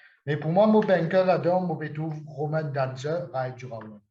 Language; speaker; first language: French; non-native, local second language; Morisyen